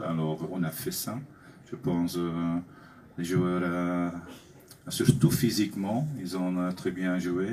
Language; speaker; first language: French; non-native, learner; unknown